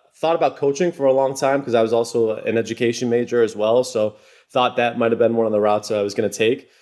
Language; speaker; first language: English; native; English